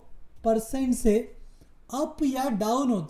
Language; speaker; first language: Hindi; native; Hindi